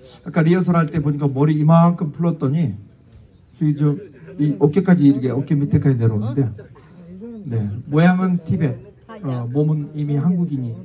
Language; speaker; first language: Korean; non-native, fluent; Tibetan